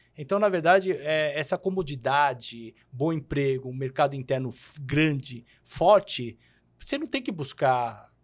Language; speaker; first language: Portuguese; early bilingual, other home language; Korean